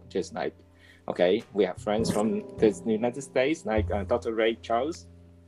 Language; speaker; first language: English; non-native, local second language; Cantonese